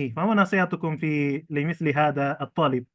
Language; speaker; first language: Arabic; non-native, fluent; Indonesian